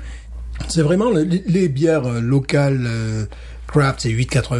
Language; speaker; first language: French; native; French